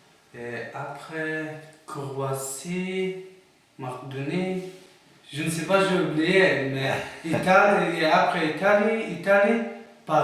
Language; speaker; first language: French; non-native, learner; Persian